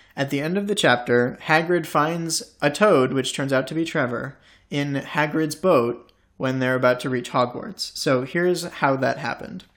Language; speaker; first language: English; native; English